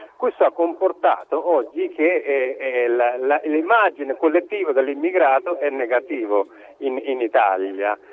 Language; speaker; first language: Italian; non-native, fluent; Urdu